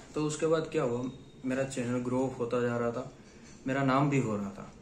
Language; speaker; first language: Hindi; non-native, local second language; Gujarati